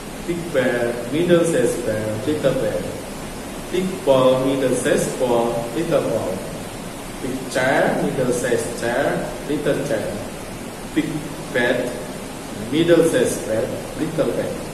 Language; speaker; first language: English; non-native, fluent; Javanese